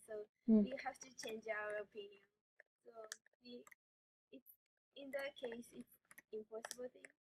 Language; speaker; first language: English; non-native, learner; Japanese